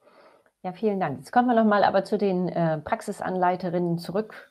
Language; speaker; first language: German; native; German